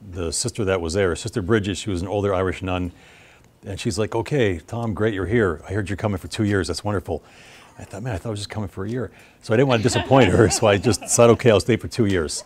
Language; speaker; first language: English; native; English